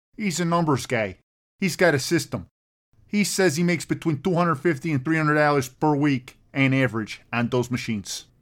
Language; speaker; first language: English; native; English